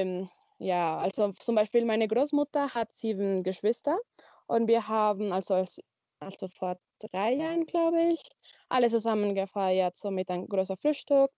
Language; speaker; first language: German; non-native, learner; Spanish